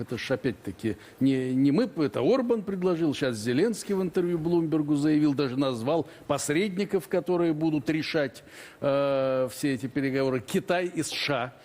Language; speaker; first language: Russian; native; Russian